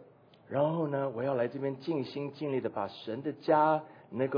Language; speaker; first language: Chinese; native; Chinese